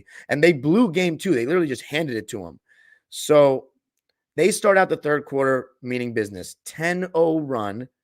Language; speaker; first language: English; native; English